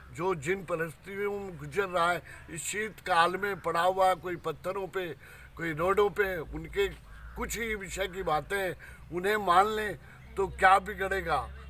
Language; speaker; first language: Hindi; native; Hindi